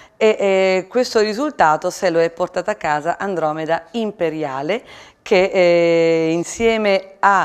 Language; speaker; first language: Italian; native; Italian